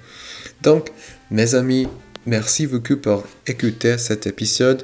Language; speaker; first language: French; non-native, fluent; Spanish